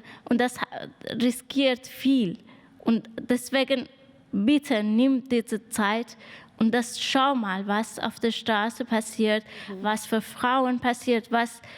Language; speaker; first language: German; non-native, fluent; Persian